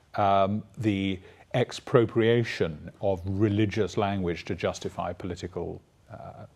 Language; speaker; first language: English; native; English